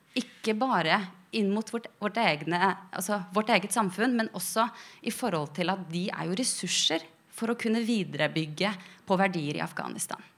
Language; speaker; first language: Norwegian; early bilingual, other home language; Persian